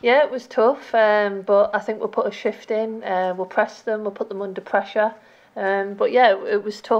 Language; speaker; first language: English; native; English